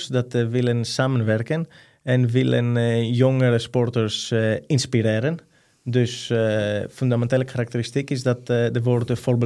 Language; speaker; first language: Dutch; non-native, fluent; Greek